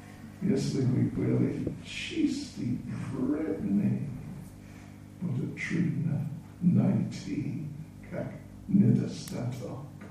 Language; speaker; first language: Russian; non-native, learner; English